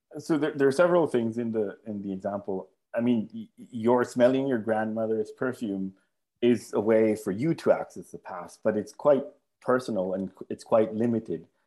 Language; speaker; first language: English; non-native, fluent; Spanish